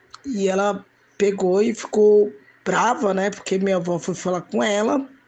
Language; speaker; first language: Portuguese; native; Portuguese